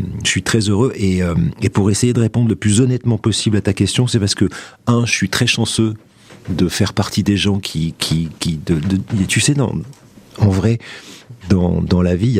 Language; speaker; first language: French; native; French